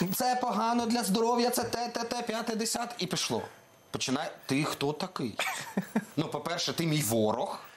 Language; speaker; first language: Ukrainian; non-native, local second language; Russian